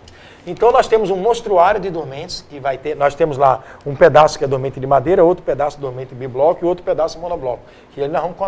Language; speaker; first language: Portuguese; native; Portuguese